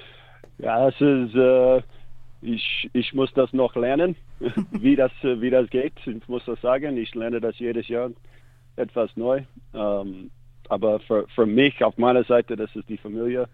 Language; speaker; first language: German; non-native, learner; English